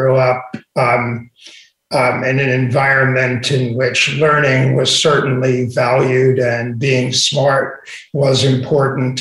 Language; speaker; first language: English; native; English